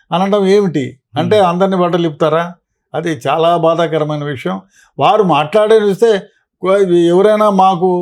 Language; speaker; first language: Telugu; native; Telugu